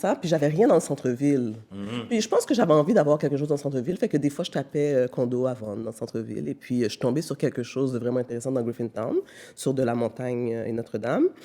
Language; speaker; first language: French; native; French